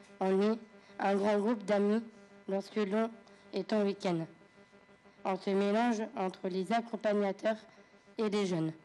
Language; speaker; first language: French; native; French